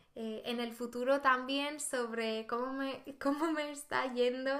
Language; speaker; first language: Spanish; non-native, fluent; Swedish